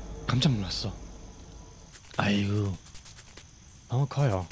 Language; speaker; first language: Korean; non-native, fluent; German